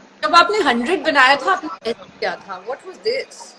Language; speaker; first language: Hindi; native; Hindi